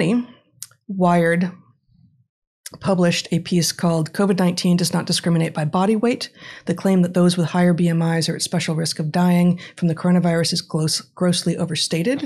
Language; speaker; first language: English; native; English